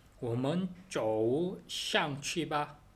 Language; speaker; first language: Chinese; non-native, learner; Korean